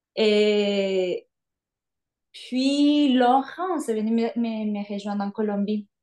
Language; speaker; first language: French; non-native, fluent; Spanish